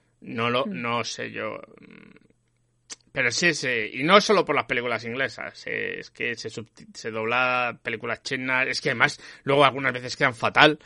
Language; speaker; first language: Spanish; native; Spanish